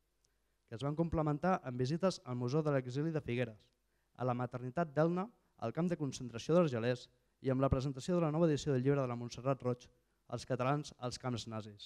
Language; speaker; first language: Catalan; native; Catalan